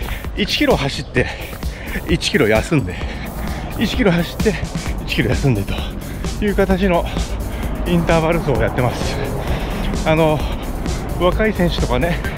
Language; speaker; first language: Japanese; native; Japanese